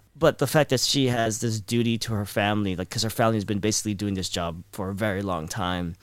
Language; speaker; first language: English; early bilingual, other home language; Filipino